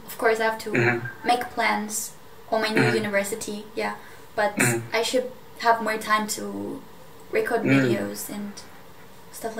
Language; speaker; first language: English; non-native, fluent; German